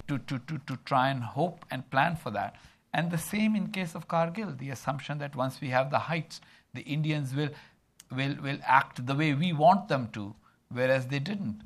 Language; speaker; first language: English; non-native, local second language; Urdu